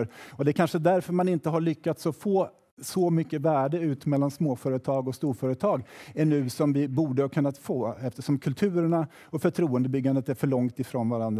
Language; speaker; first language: Swedish; native; Swedish